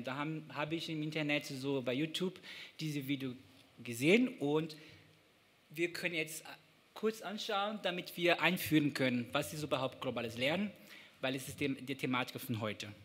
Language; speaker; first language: German; non-native, fluent; Portuguese